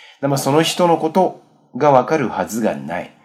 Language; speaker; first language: Japanese; non-native, fluent; Chinese